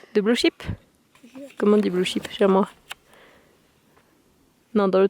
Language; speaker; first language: French; native; French